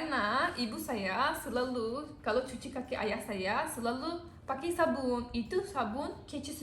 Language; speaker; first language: Indonesian; non-native, learner; Turkish